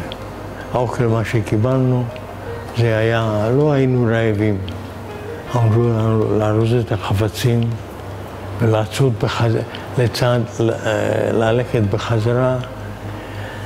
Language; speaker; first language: Hebrew; non-native, fluent; Hungarian